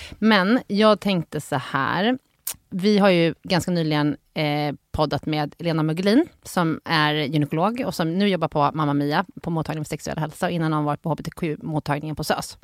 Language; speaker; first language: Swedish; native; Swedish